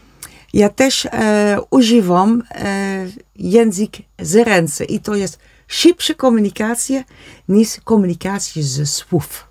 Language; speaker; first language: Polish; non-native, learner; Dutch